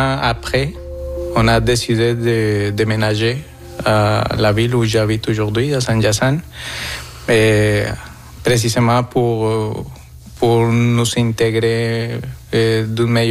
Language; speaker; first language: French; non-native, fluent; Spanish